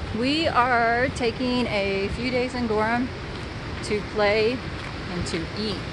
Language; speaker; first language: English; native; English